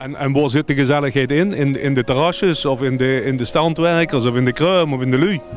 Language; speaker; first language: Dutch; native; Dutch